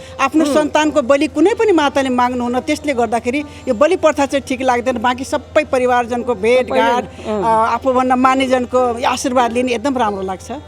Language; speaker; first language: Nepali; native; Nepali